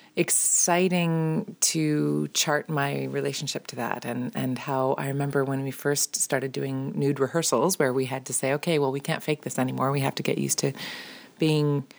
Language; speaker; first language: English; native; English